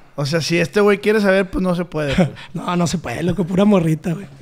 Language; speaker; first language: Spanish; native; Spanish